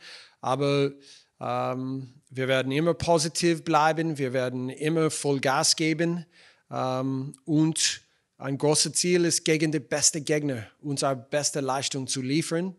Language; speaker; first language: German; non-native, fluent; English